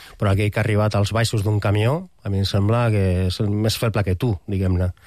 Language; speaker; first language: Catalan; non-native, local second language; Spanish